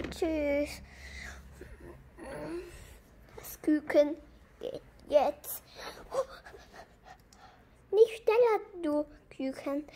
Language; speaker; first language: German; early bilingual, other home language; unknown